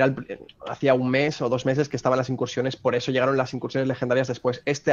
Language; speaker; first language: Spanish; native; Spanish